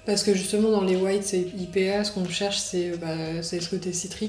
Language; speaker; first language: French; native; French